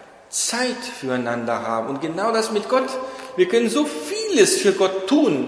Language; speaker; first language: German; non-native, fluent; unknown